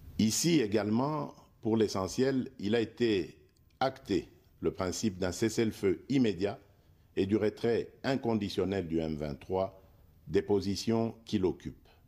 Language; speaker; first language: French; non-native, local second language; Luba-Lulua